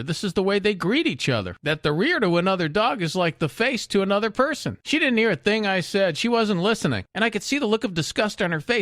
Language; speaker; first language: English; native; English